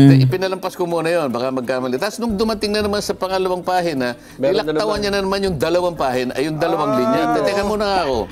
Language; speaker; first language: Filipino; non-native, local second language; Masbatenyo